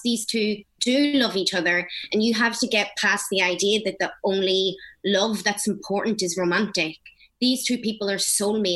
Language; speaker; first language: English; native; English